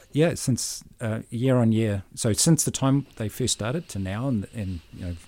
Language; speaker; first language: English; native; English